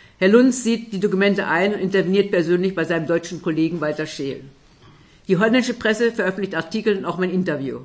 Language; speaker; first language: German; native; German